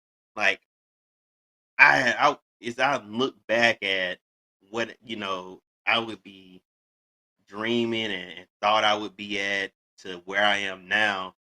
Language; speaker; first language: English; native; English